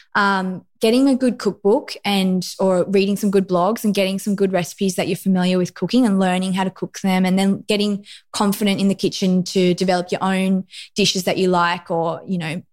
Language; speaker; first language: English; native; English